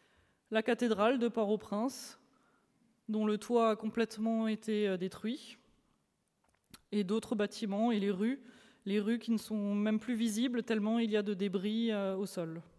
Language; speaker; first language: French; native; French